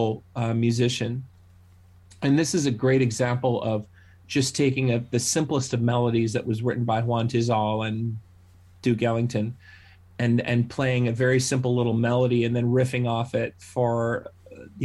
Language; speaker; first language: English; native; English